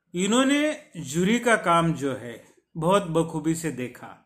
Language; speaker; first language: Hindi; non-native, local second language; Marathi